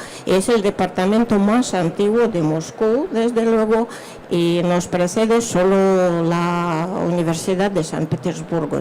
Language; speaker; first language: Spanish; non-native, fluent; Russian